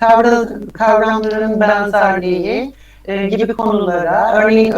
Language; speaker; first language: Turkish; native; Turkish